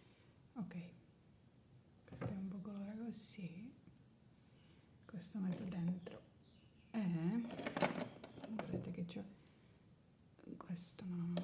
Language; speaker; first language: Italian; non-native, learner; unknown